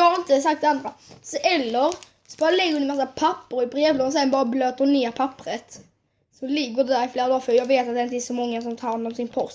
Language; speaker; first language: Swedish; native; Swedish